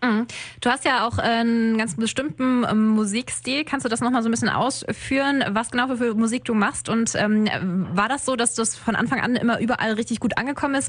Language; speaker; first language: German; native; German